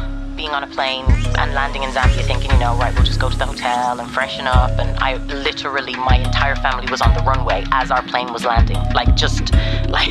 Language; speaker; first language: English; native; English